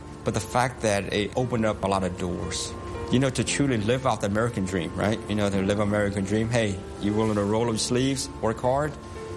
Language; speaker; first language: English; non-native, local second language; Cantonese